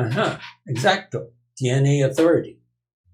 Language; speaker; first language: Spanish; non-native, learner; English